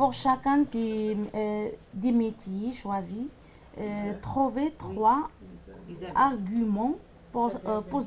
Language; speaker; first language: French; non-native, learner; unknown